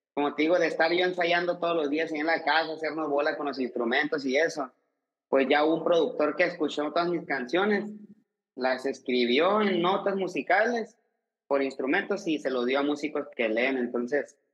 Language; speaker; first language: Spanish; native; Spanish